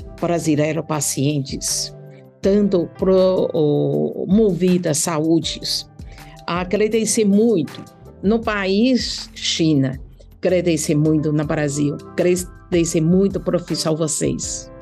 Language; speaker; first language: Portuguese; non-native, learner; Chinese